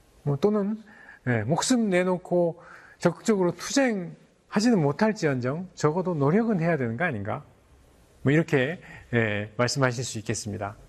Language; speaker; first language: Korean; native; Korean